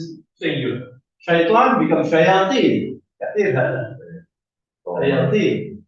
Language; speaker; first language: English; non-native, fluent; Indonesian